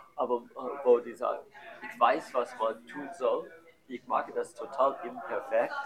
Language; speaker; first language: German; non-native, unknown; English